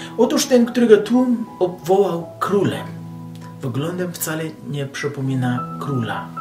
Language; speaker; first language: Polish; non-native, fluent; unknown